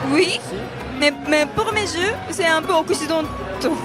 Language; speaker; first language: French; non-native, learner; Japanese